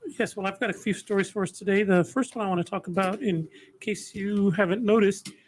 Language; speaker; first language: English; native; English